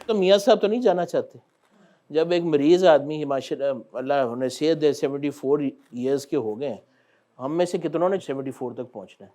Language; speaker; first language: Urdu; non-native, local second language; Punjabi